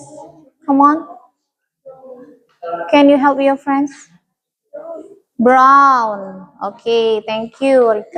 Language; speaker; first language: English; non-native, learner; Indonesian